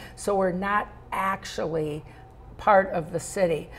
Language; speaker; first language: English; native; English